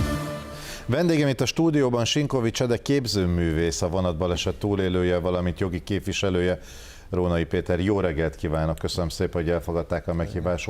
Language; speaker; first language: Hungarian; native; Hungarian